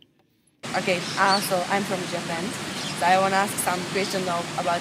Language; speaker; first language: English; non-native, learner; Japanese